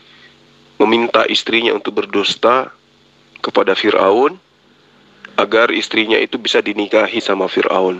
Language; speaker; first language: Indonesian; native; Indonesian